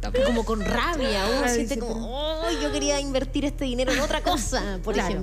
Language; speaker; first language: Spanish; native; Spanish